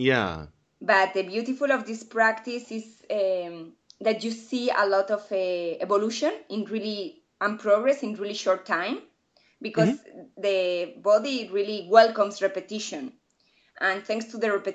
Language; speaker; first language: English; non-native, fluent; Spanish